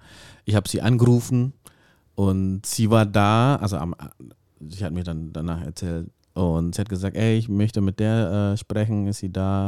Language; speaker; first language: German; non-native, fluent; Indonesian